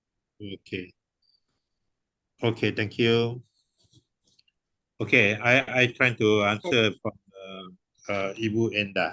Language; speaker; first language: English; non-native, local second language; Malay